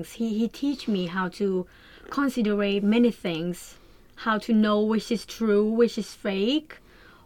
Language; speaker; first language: English; non-native, learner; Thai